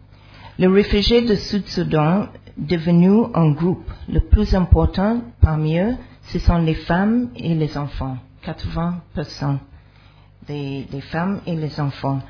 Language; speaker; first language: French; non-native, fluent; English